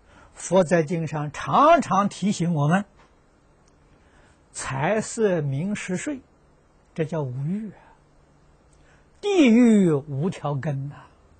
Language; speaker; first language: Chinese; native; Chinese